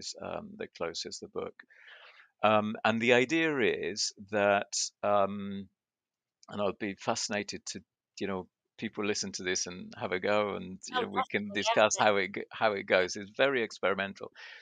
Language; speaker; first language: English; early bilingual, other home language; Spanish